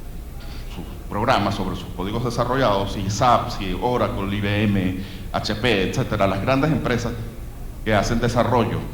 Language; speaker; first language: Spanish; native; Spanish